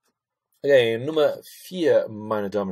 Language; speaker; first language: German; non-native, fluent; English